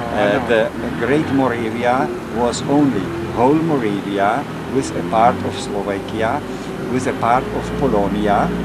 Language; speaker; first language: English; non-native, fluent; Czech